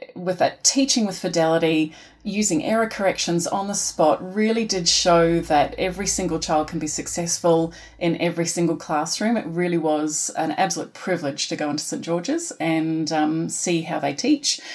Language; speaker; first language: English; native; English